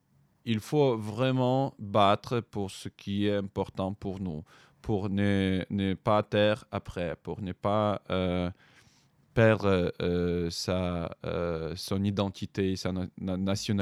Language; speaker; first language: French; non-native, fluent; Ukrainian